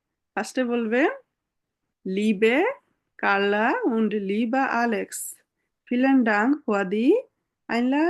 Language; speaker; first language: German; non-native, fluent; Bangla